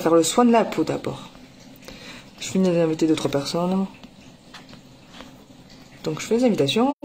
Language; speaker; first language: French; native; French